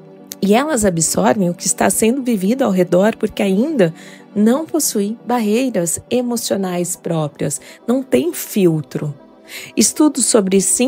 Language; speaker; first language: Portuguese; native; Portuguese